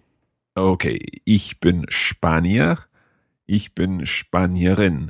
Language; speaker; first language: German; non-native, learner; English